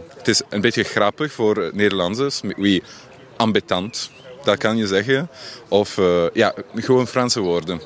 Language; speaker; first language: Dutch; non-native, local second language; French